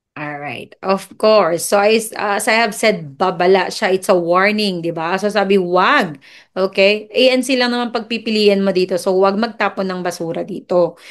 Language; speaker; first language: Filipino; non-native, local second language; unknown